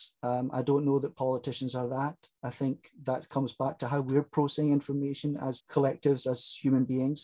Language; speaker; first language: English; native; English